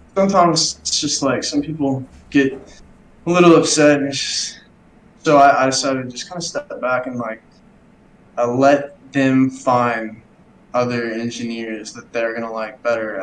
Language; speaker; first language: English; native; English